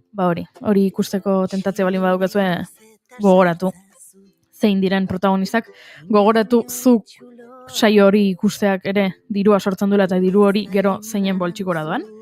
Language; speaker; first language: Basque; native; Basque